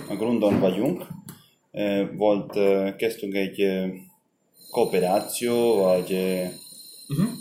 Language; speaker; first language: Hungarian; non-native, learner; Spanish